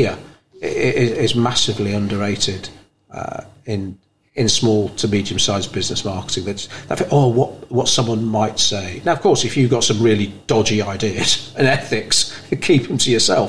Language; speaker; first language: English; native; English